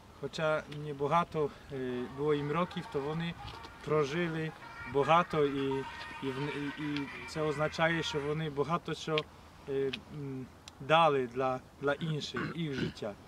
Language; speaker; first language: Ukrainian; non-native, fluent; Polish